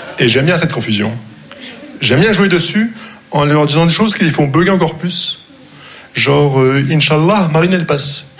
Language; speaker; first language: French; non-native, local second language; Arabic